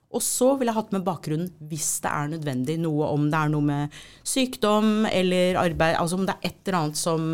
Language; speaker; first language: Norwegian; non-native, fluent; English